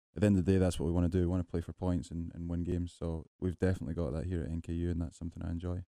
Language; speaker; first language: English; native; English